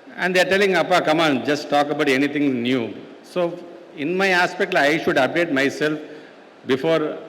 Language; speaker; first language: English; non-native, local second language; Tamil